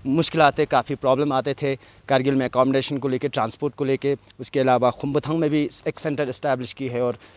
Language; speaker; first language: Hindi; non-native, local second language; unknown